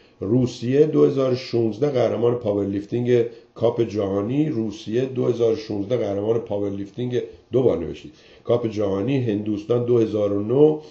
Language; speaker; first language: Persian; native; Persian